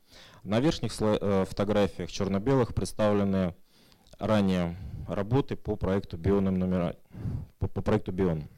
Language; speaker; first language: Russian; native; Russian